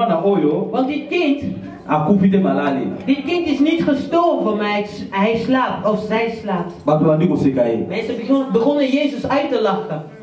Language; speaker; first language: Dutch; early bilingual, other home language; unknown